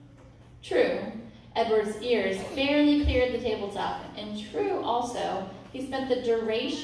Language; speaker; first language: English; native; English